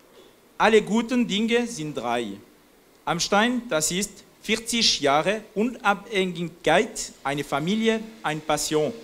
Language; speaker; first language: German; non-native, fluent; French